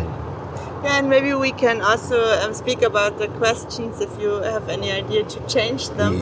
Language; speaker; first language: English; non-native, fluent; German